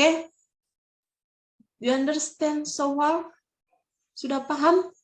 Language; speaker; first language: English; non-native, learner; Indonesian